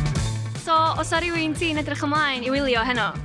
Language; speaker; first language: Welsh; native; Welsh